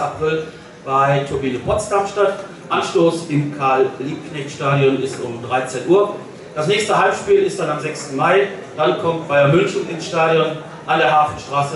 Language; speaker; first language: German; native; German